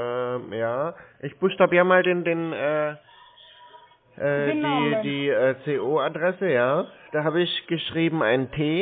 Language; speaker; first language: German; native; German